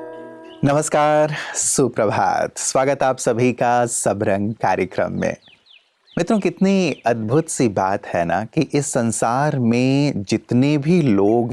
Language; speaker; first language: Hindi; native; Hindi